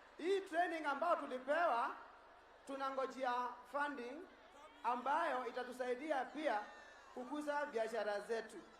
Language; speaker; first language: Swahili; native; Swahili